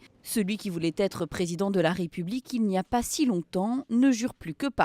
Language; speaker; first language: French; native; French